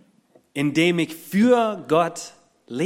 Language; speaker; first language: German; non-native, fluent; English